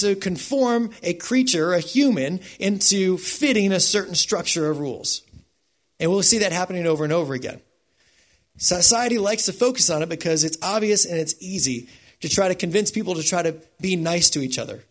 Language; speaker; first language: English; native; English